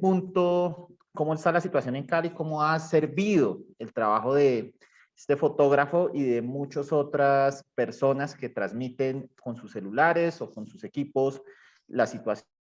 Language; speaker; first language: Spanish; native; Spanish